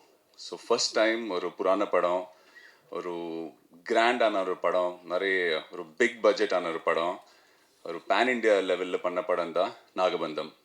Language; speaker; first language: Tamil; non-native, fluent; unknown